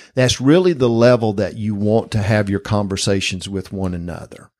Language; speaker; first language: English; native; English